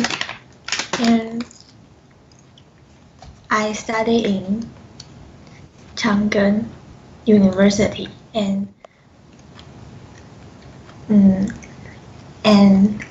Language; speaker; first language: English; non-native, learner; Chinese